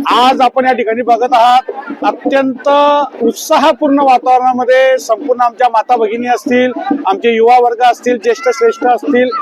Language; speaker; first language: Marathi; non-native, local second language; Lambadi